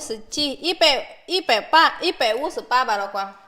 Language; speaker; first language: Chinese; non-native, learner; Indonesian